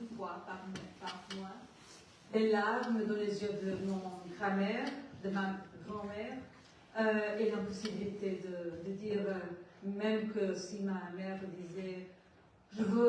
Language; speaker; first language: French; non-native, learner; Portuguese